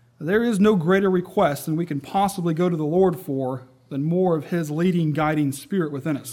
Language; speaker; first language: English; native; English